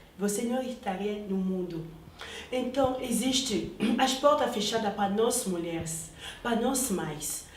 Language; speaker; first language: Portuguese; non-native, fluent; Lingala